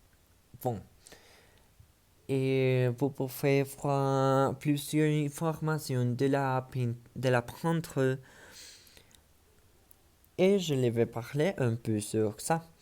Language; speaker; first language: French; non-native, learner; Spanish